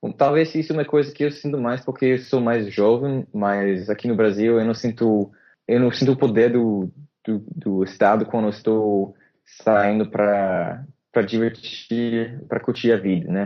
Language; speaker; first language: Portuguese; non-native, fluent; English